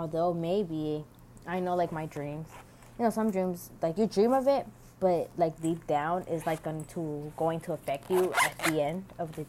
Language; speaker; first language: English; native; English